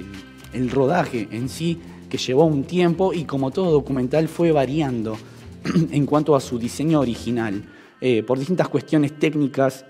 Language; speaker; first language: Spanish; native; Spanish